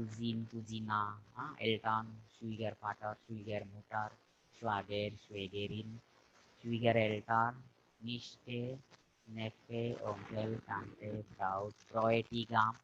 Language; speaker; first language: German; non-native, fluent; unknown